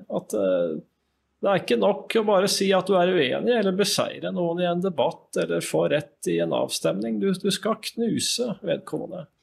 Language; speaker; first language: Norwegian; native; Norwegian